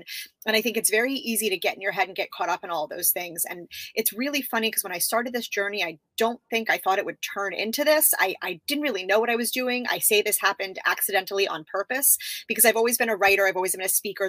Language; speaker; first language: English; native; English